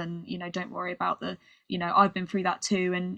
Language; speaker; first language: English; native; English